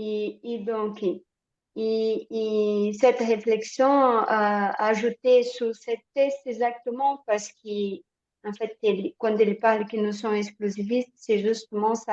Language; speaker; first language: French; non-native, learner; Portuguese